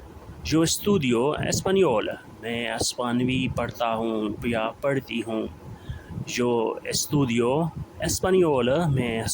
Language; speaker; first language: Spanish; non-native, learner; Urdu